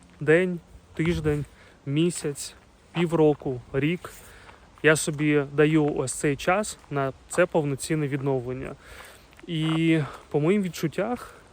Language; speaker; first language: Ukrainian; non-native, local second language; Russian